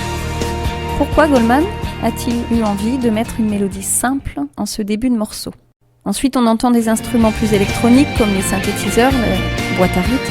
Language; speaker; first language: French; native; French